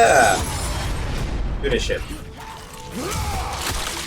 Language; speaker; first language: English; native; English